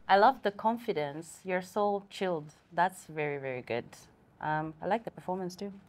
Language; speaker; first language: English; non-native, local second language; Bemba